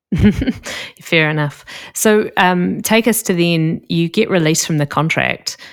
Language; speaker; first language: English; native; English